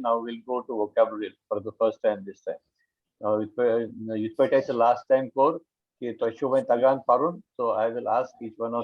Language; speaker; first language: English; non-native, local second language; Kashmiri